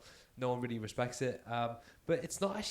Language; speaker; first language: English; native; English